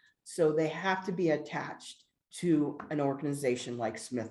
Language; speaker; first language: English; native; English